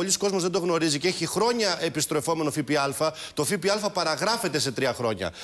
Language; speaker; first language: Greek; native; Greek